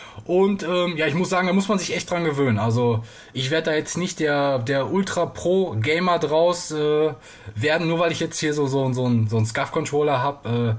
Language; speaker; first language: German; native; German